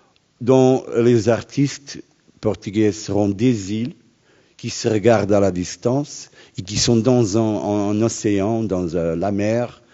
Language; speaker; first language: French; non-native, fluent; Portuguese